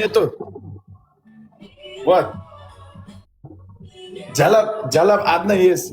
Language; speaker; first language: Russian; non-native, learner; Uzbek